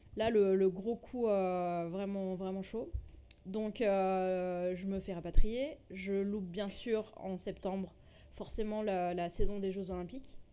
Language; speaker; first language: French; native; French